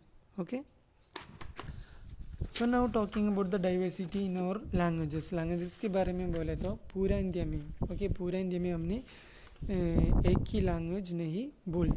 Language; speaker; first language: Hindi; non-native, local second language; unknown